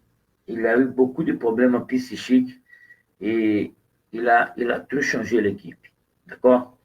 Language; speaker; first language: French; non-native, fluent; Portuguese